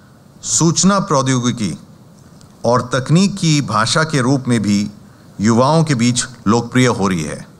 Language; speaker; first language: Hindi; native; Hindi